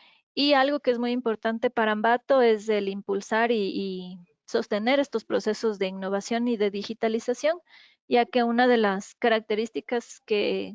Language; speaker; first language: Spanish; native; Spanish